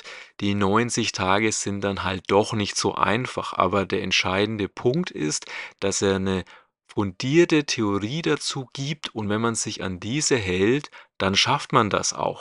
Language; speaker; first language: German; native; German